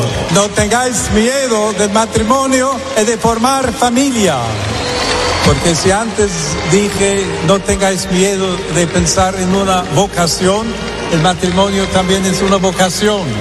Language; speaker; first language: Spanish; non-native, fluent; English